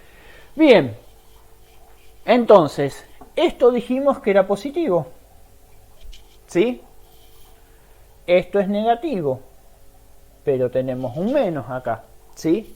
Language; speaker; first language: Spanish; native; Spanish